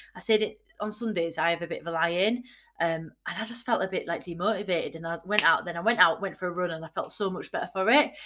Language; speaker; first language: English; native; English